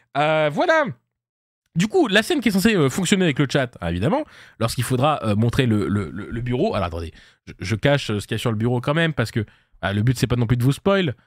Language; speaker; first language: French; native; French